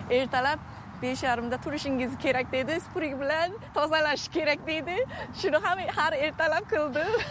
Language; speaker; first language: Uzbek; non-native, fluent; Korean